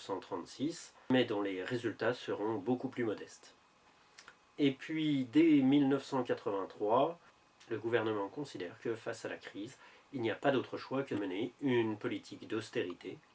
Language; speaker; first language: French; native; French